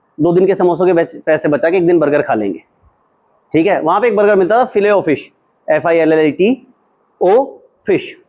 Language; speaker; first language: Hindi; native; Hindi